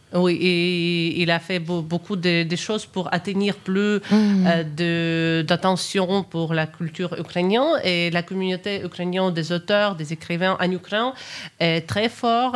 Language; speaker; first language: French; non-native, fluent; Ukrainian